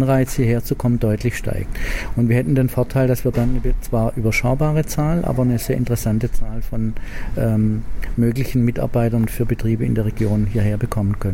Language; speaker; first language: German; native; German